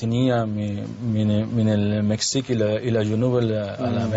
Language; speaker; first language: Arabic; non-native, learner; Spanish